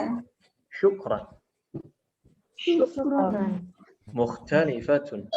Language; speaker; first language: Arabic; non-native, fluent; Indonesian